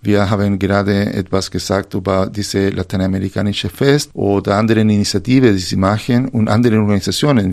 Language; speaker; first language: German; non-native, fluent; Spanish